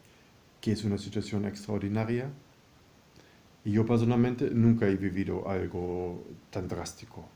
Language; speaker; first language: Spanish; non-native, fluent; German